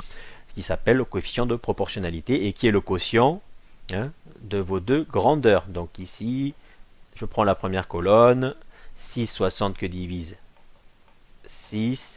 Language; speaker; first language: French; native; French